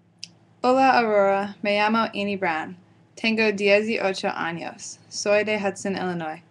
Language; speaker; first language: Spanish; non-native, learner; English